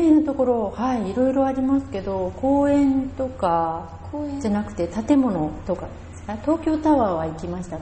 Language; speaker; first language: Japanese; native; Japanese